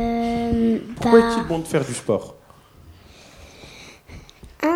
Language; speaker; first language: French; native; French